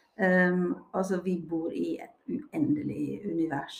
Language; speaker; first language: Norwegian; non-native, fluent; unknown